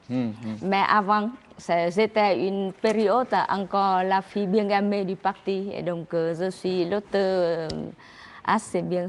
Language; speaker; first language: French; non-native, learner; Vietnamese